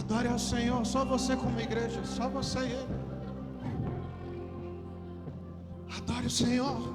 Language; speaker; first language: Portuguese; native; Portuguese